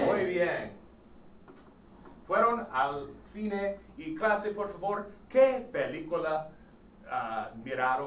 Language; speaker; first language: Spanish; non-native, fluent; English